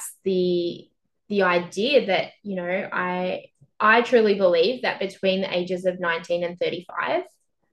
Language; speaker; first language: English; native; English